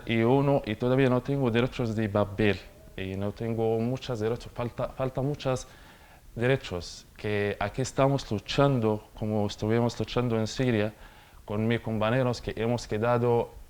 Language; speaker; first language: Spanish; non-native, learner; Arabic